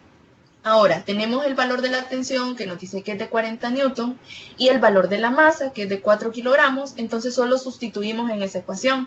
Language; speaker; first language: Spanish; native; Spanish